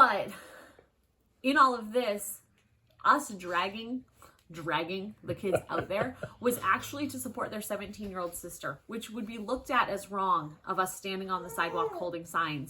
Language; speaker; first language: English; native; English